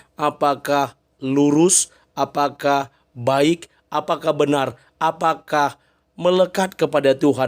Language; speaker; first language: Indonesian; native; Indonesian